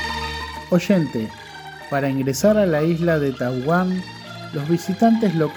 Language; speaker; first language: Spanish; non-native, fluent; Indonesian